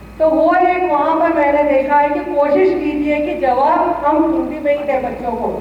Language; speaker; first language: Hindi; native; Hindi